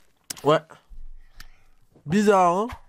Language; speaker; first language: French; native; French